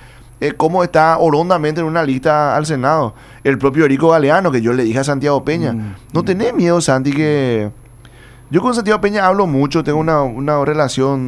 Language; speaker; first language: Spanish; native; Spanish